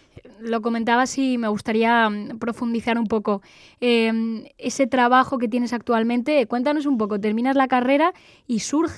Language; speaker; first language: Spanish; native; Spanish